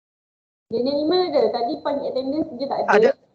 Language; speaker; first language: Malay; native; Malay